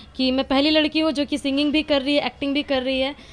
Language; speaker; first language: Hindi; native; Hindi